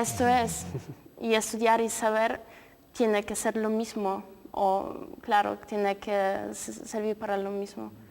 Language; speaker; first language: Spanish; non-native, fluent; Polish